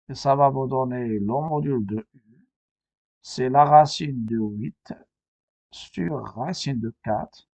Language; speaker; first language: French; non-native, local second language; Arabic